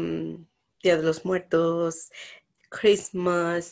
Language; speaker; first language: English; non-native, learner; Spanish